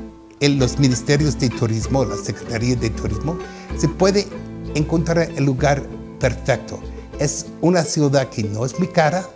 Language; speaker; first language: Spanish; non-native, fluent; English